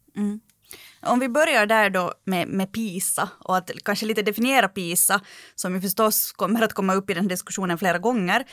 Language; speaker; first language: Swedish; native; Swedish